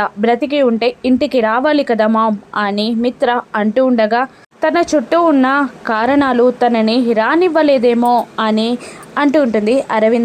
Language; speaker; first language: Telugu; native; Telugu